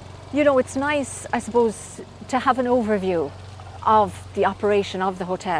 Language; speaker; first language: English; native; English